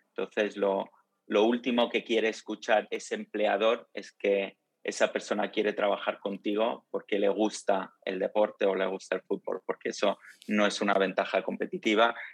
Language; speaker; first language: Spanish; early bilingual, other home language; Italian